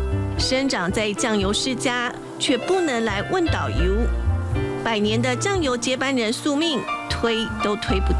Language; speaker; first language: Chinese; native; Chinese